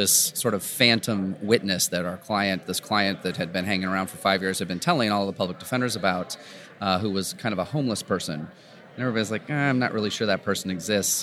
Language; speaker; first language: English; native; English